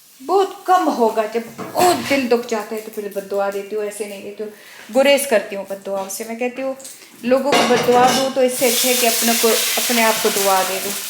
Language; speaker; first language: Urdu; non-native, local second language; Pashto